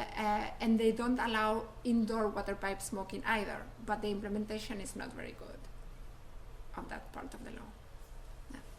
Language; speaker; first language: English; non-native, fluent; Spanish